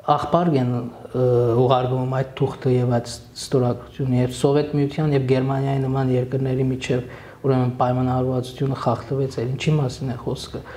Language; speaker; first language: Armenian; early bilingual, heritage; Armenian